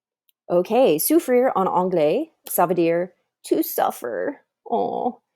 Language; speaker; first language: French; non-native, fluent; English